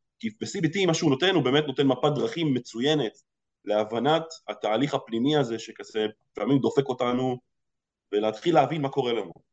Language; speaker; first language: Hebrew; early bilingual, other home language; Russian